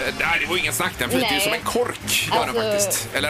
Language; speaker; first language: Swedish; native; Swedish